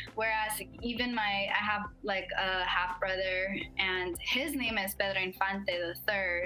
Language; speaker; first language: English; native; English